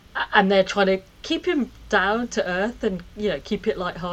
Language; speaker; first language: English; native; English